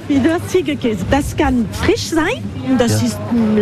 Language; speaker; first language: German; non-native, learner; French